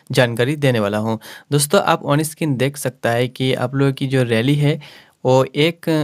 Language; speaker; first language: Hindi; non-native, local second language; Bangla